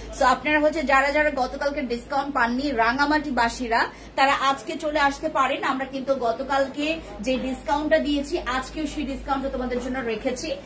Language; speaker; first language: Bangla; non-native, local second language; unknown